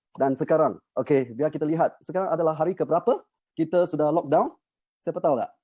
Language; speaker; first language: Malay; non-native, local second language; Chinese